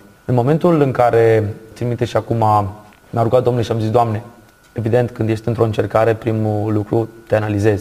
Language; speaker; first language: Romanian; native; Romanian